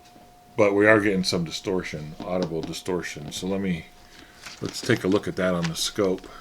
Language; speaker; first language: English; native; English